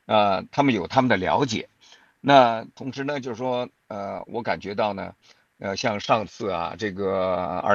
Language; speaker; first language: Chinese; native; Chinese